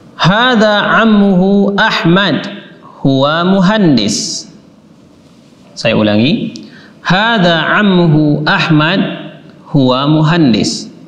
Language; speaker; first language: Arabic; non-native, fluent; Indonesian